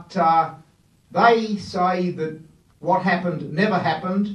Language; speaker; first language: English; native; English